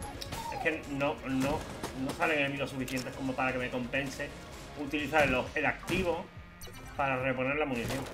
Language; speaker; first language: Spanish; native; Spanish